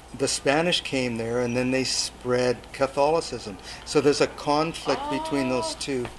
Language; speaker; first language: English; native; English